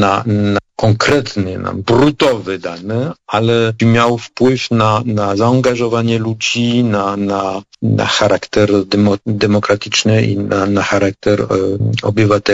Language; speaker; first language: Polish; non-native, fluent; French